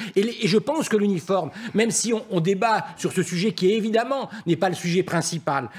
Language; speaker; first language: French; native; French